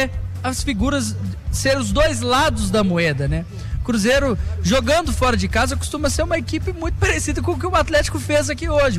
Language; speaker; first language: Portuguese; native; Portuguese